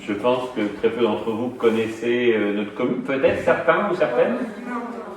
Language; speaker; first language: French; native; French